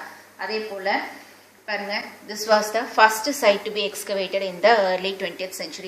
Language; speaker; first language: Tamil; native; Tamil